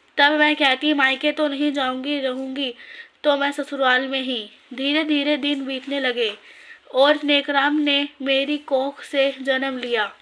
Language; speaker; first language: Hindi; native; Hindi